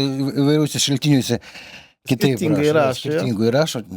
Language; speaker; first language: Lithuanian; native; Lithuanian